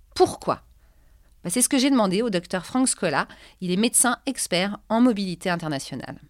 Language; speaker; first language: French; native; French